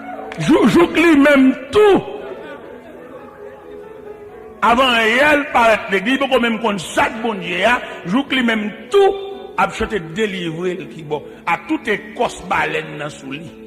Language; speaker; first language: French; non-native, local second language; Haitian Creole